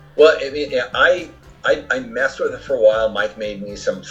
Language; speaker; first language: English; native; English